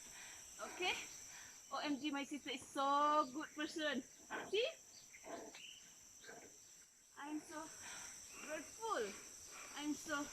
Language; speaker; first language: English; non-native, local second language; Malay